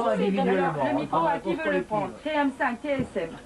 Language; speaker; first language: French; native; French